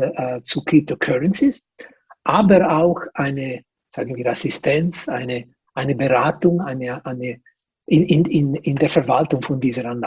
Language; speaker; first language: German; non-native, local second language; Italian